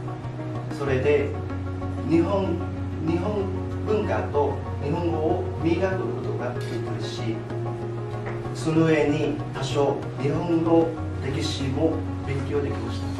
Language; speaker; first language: Japanese; non-native, fluent; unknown